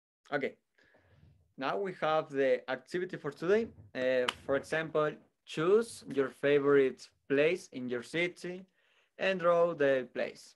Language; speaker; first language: English; non-native, fluent; Spanish